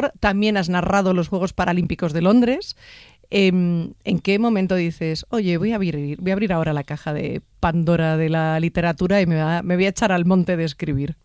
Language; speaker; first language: Spanish; native; Spanish